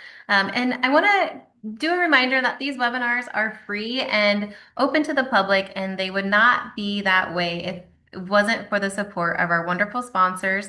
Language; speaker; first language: English; native; English